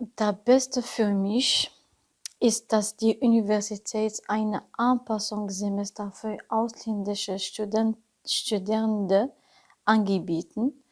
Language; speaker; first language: German; non-native, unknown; Arabic